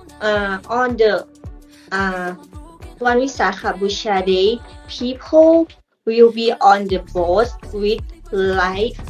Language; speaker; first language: English; non-native, learner; Thai